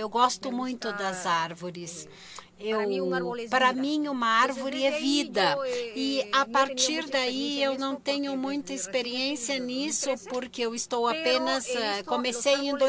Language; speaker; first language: Portuguese; early bilingual, heritage; Spanish